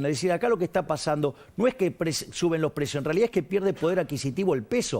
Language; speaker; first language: Spanish; native; Spanish